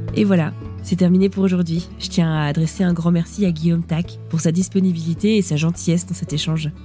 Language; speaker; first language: French; native; French